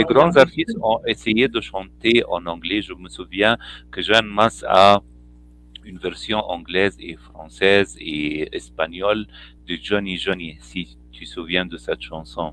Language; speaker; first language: French; non-native, fluent; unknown